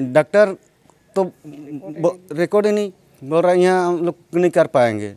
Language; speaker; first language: Hindi; native; Hindi